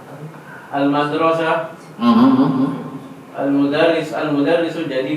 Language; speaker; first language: Arabic; non-native, learner; Indonesian